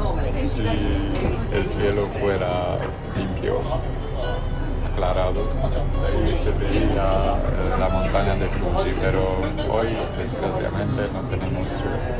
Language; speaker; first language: Spanish; non-native, fluent; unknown